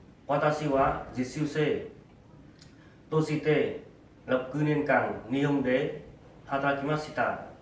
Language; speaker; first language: Japanese; non-native, learner; Vietnamese